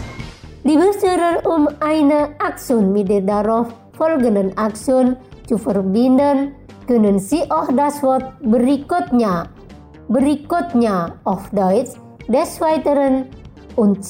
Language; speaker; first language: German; non-native, fluent; Indonesian